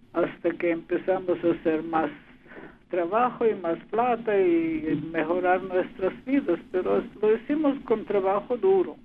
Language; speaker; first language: Spanish; early bilingual, other home language; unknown